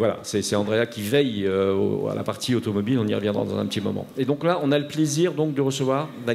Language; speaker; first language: French; native; French